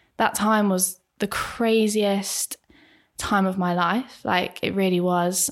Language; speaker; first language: English; native; English